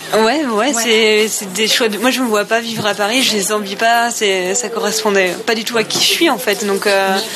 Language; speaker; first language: French; native; French